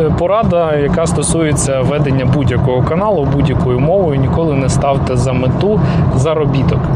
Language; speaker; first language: Ukrainian; non-native, local second language; Russian